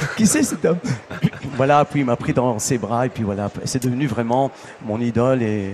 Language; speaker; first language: French; early bilingual, other home language; Italian